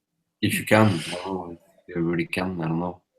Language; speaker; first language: English; non-native, learner; French